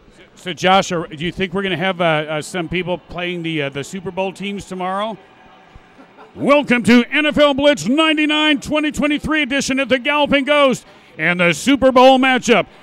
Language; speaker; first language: English; native; English